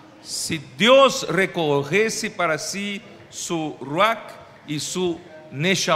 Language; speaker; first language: Spanish; non-native, fluent; Portuguese